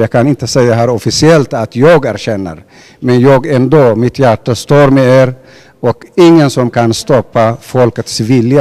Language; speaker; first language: Swedish; non-native, fluent; Somali